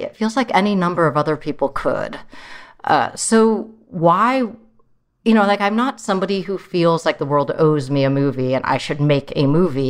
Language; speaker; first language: English; early bilingual, other home language; Chinese